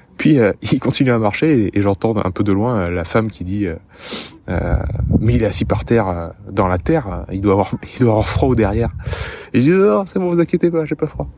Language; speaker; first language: French; native; French